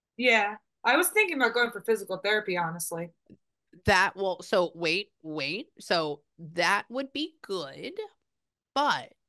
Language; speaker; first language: English; native; English